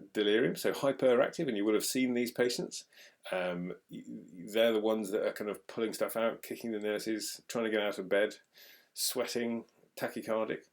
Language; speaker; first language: English; native; English